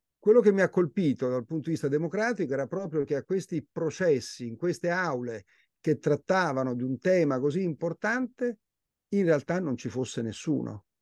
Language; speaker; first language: Italian; native; Italian